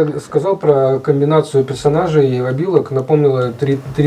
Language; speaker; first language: Russian; native; Russian